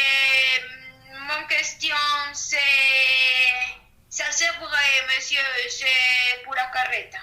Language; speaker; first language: French; non-native, learner; Spanish